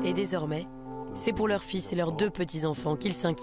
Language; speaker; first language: French; native; French